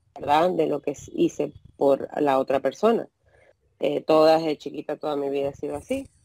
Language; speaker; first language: Spanish; native; Spanish